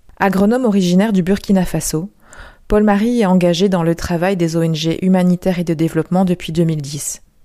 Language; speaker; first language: French; native; French